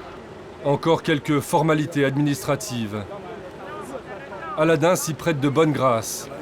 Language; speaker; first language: French; native; French